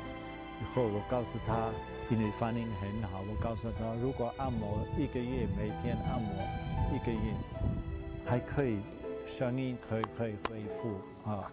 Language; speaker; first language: Chinese; non-native, fluent; German